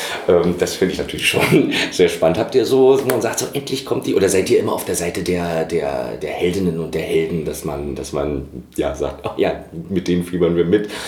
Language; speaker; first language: German; native; German